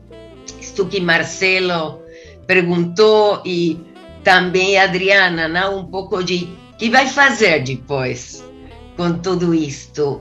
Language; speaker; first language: Portuguese; non-native, fluent; Spanish